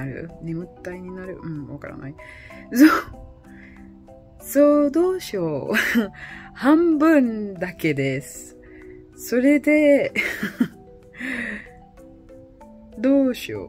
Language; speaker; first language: Japanese; non-native, learner; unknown